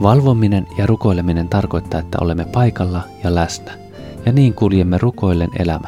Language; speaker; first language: Finnish; native; Finnish